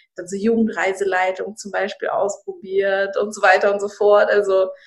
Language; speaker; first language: German; early bilingual, other home language; Russian